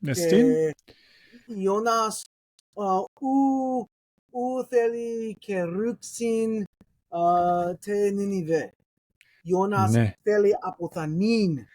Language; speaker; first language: Greek; non-native, learner; English